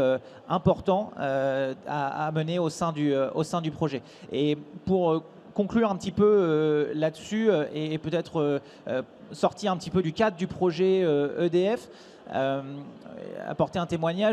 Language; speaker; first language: French; native; French